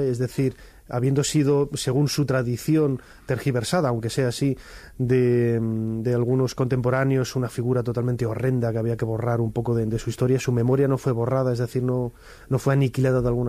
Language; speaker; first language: Spanish; native; Spanish